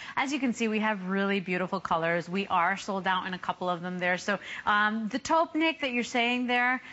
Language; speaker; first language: English; native; English